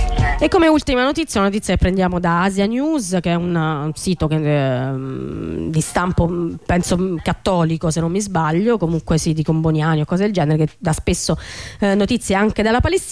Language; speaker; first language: Italian; native; Italian